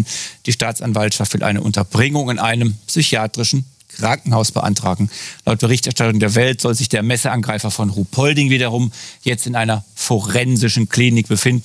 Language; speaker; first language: German; native; German